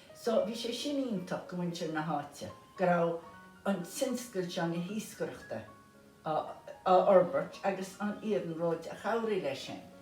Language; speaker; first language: Irish; native; Irish